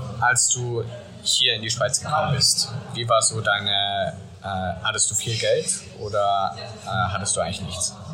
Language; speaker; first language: German; native; German